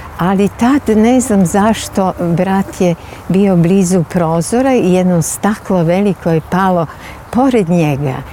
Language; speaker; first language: Serbian; native; Serbian